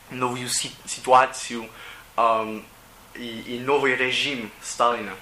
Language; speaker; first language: Russian; non-native, learner; English